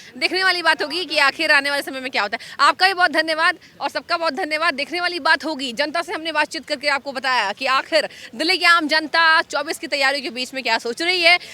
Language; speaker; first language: Hindi; native; Hindi